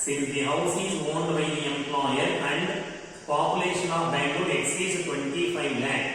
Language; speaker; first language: English; non-native, local second language; Kannada